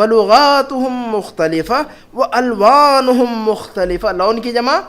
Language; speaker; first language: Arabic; non-native, fluent; Urdu